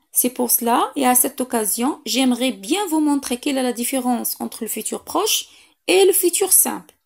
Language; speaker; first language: French; non-native, local second language; Arabic